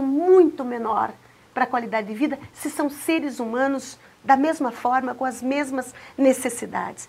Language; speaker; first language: Portuguese; native; Portuguese